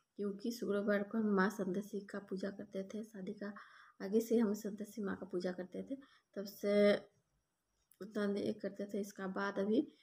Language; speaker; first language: Hindi; non-native, local second language; Bangla